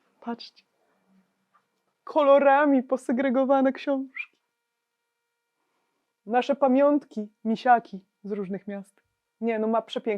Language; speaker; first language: Polish; native; Polish